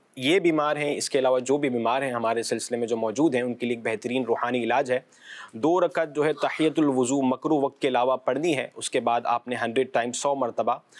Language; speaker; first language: Urdu; non-native, local second language; Punjabi